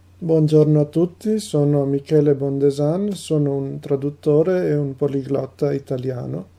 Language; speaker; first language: Italian; native; Italian